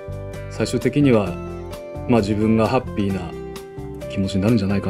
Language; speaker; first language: Japanese; native; Japanese